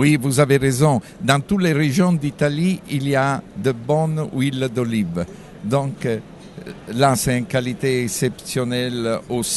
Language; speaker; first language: French; non-native, fluent; Italian